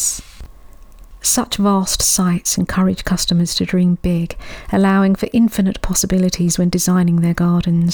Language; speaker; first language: English; native; English